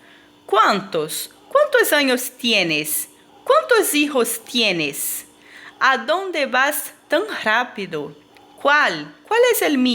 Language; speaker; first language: Spanish; non-native, fluent; Portuguese